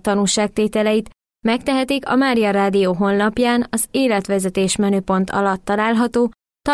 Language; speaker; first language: Hungarian; native; Hungarian